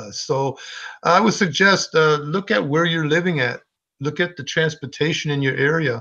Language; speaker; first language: English; native; English